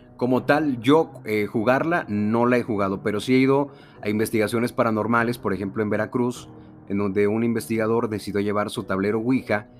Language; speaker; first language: Spanish; native; Spanish